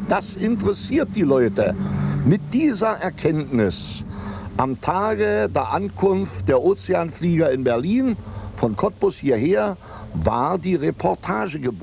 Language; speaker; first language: German; native; German